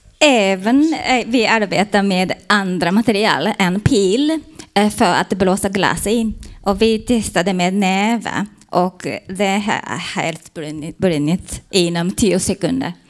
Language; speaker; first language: Swedish; non-native, fluent; Japanese